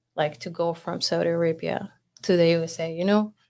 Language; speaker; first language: English; non-native, fluent; Arabic